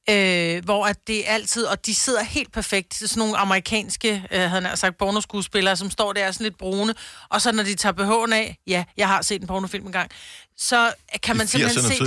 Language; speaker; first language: Danish; native; Danish